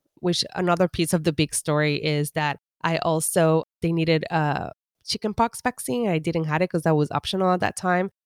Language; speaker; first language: English; non-native, fluent; Spanish